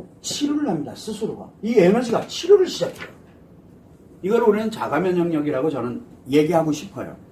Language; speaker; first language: Korean; native; Korean